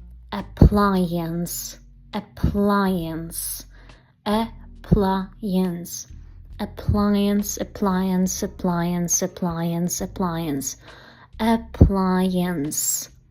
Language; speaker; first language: English; non-native, fluent; Ukrainian